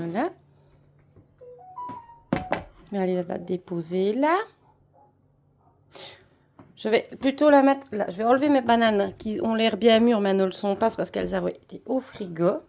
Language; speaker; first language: French; native; French